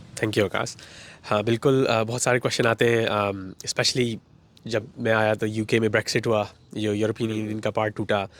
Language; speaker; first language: Urdu; native; Urdu